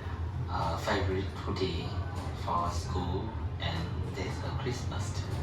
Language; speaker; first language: English; non-native, learner; Vietnamese